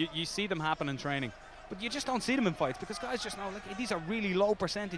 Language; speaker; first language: English; native; English